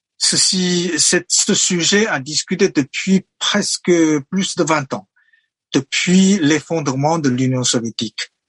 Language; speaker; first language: French; non-native, fluent; Chinese